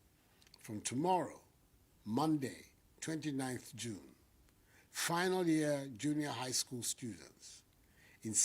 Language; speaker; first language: English; non-native, local second language; Akan